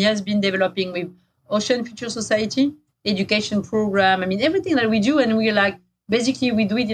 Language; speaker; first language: English; non-native, fluent; French